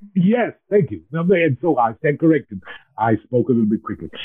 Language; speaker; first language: English; native; English